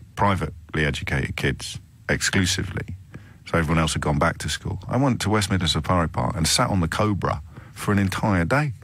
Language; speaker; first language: English; native; English